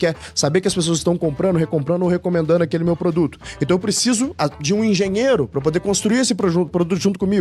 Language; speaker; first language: Portuguese; native; Portuguese